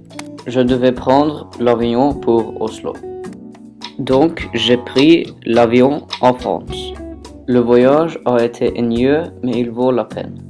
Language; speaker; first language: French; non-native, learner; Norwegian